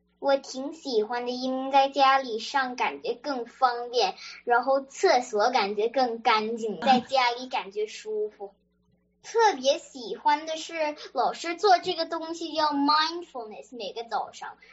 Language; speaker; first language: Chinese; early bilingual, other home language; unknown